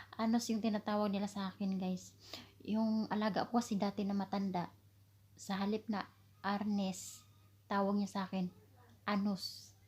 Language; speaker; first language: Filipino; non-native, local second language; Cebuano